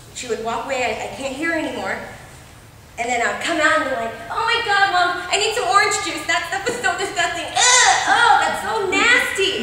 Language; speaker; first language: English; native; English